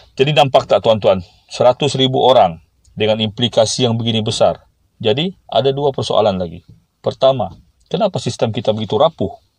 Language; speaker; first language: Malay; native; Malay